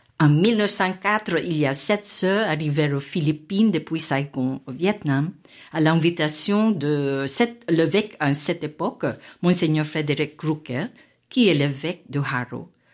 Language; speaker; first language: French; non-native, fluent; Filipino